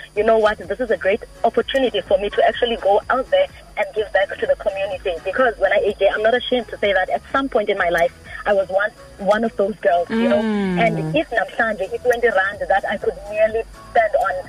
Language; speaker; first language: English; non-native, local second language; Xhosa